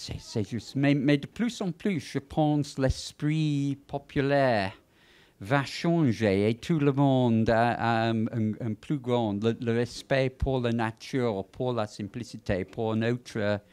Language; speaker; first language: French; non-native, fluent; English